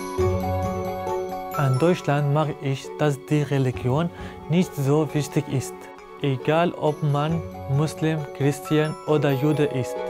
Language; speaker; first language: German; non-native, learner; Arabic